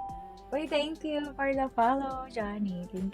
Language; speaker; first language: English; non-native, local second language; Filipino